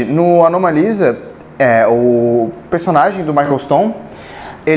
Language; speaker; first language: Portuguese; native; Portuguese